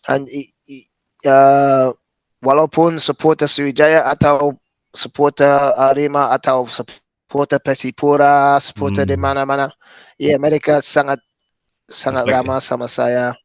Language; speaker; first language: Indonesian; non-native, fluent; English